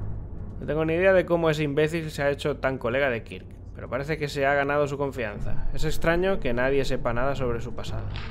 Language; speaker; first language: Spanish; native; Spanish